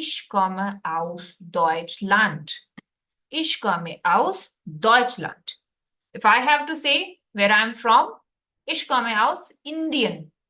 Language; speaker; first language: German; non-native, fluent; Hindi